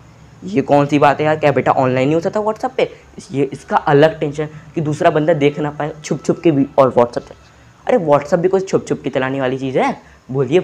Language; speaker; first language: Hindi; native; Hindi